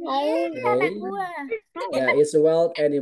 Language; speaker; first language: English; non-native, fluent; Indonesian